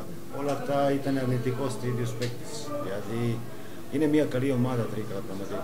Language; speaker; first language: Greek; non-native, fluent; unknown